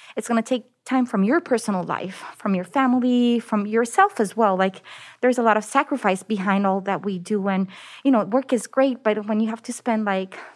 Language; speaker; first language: English; non-native, fluent; Italian